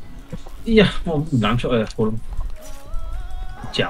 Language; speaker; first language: Chinese; native; Chinese